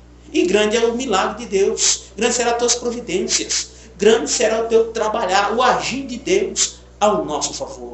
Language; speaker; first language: Portuguese; native; Portuguese